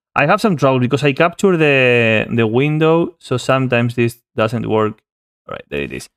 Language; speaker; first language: English; non-native, fluent; Spanish